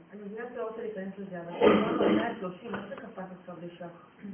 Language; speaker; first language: Hebrew; native; Hebrew